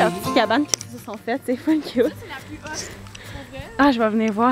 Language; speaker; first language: French; native; French